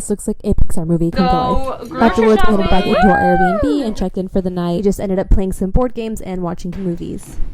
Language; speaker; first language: English; native; English